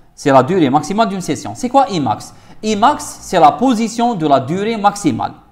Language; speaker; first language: French; non-native, local second language; Arabic